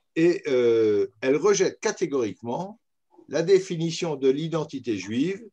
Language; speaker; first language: French; native; French